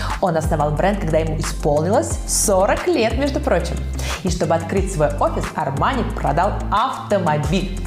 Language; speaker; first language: Russian; native; Russian